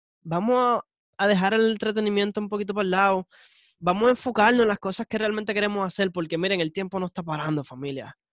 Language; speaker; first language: Spanish; native; Spanish